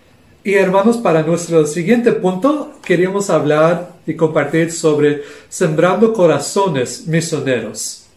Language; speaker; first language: Spanish; non-native, local second language; English